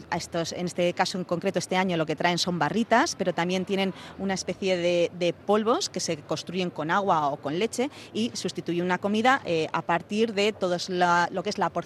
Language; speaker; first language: Spanish; native; Spanish